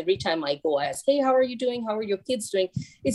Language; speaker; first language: English; non-native, local second language; Bangla